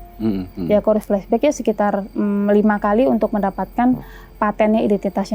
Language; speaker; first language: Indonesian; native; Indonesian